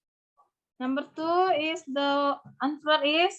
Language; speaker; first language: English; non-native, learner; Indonesian